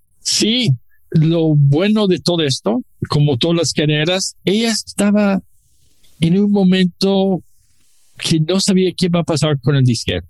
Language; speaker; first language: Spanish; non-native, learner; English